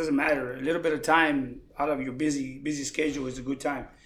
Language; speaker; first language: English; early bilingual, other home language; Spanish